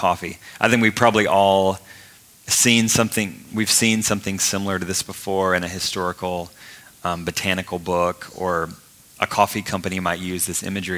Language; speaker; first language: English; native; English